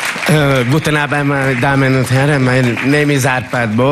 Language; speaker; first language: German; non-native, learner; Hungarian